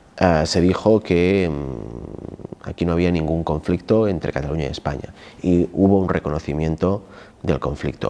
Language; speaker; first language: Spanish; non-native, local second language; Catalan